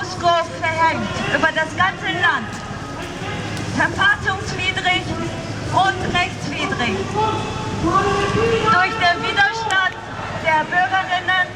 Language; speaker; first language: German; non-native, fluent; Korean